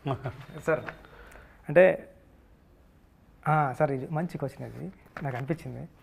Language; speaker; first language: Telugu; native; Telugu